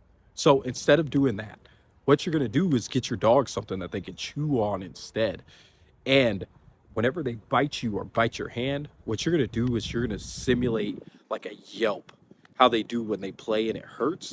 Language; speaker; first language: English; native; English